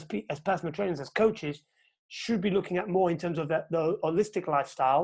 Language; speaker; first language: English; non-native, fluent; Portuguese